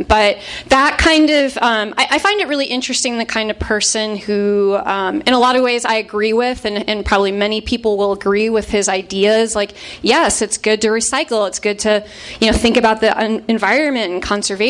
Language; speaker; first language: English; native; English